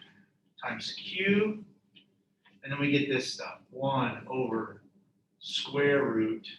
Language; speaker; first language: English; native; English